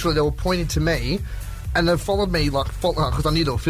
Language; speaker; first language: English; native; English